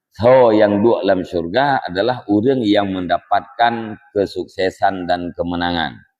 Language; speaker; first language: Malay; non-native, local second language; Achinese